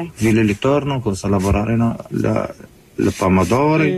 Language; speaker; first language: Italian; non-native, learner; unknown